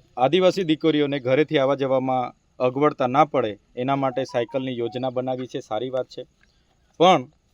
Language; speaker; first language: Gujarati; non-native, local second language; Bhili